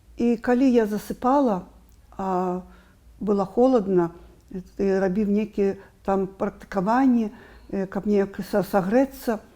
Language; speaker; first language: Belarusian; non-native, local second language; Russian